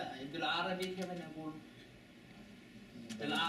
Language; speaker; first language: Arabic; non-native, learner; Chinese